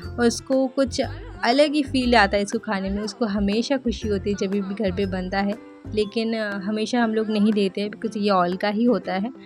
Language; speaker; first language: Hindi; non-native, local second language; Bangla